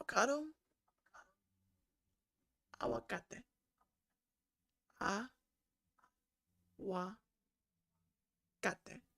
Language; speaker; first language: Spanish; non-native, learner; English